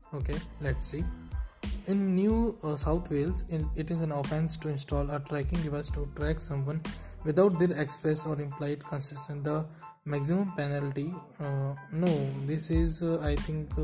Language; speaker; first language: English; non-native, local second language; Hindi